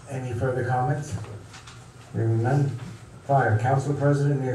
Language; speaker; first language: English; native; English